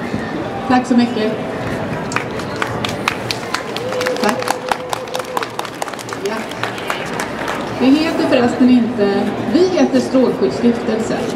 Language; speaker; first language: Swedish; native; Swedish